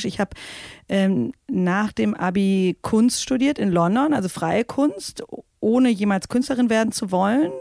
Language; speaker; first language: German; native; German